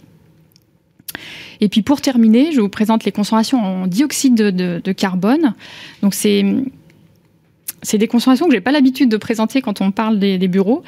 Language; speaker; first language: French; native; French